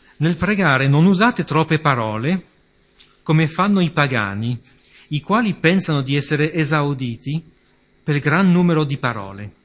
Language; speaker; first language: Italian; non-native, fluent; French